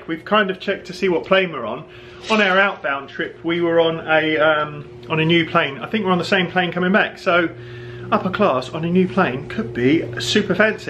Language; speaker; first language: English; native; English